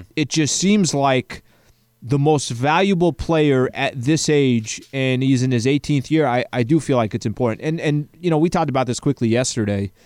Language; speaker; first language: English; native; English